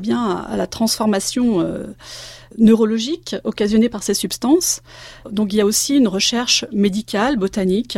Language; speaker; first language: French; native; French